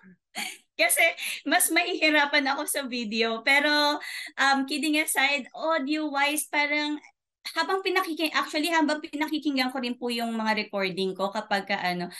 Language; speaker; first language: Filipino; native; Filipino